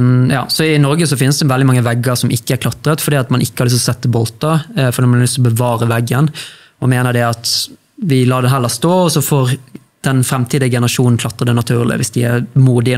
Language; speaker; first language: Norwegian; native; Norwegian